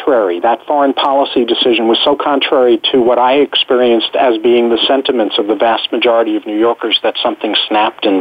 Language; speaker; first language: English; native; English